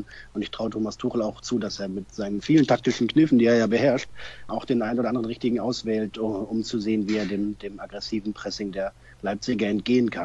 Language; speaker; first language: German; native; German